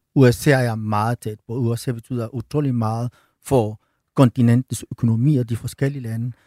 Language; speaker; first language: Danish; non-native, fluent; Spanish